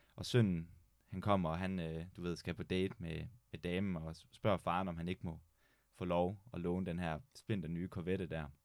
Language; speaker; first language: Danish; native; Danish